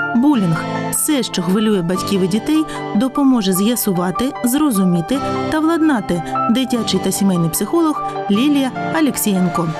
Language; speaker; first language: Ukrainian; native; Ukrainian